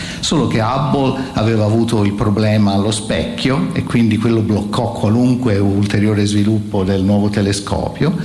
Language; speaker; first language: Italian; native; Italian